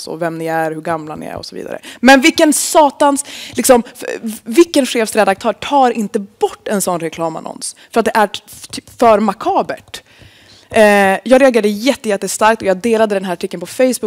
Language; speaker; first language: Swedish; native; Swedish